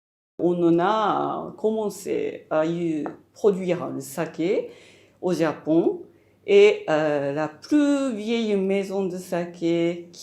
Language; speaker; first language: French; non-native, fluent; Japanese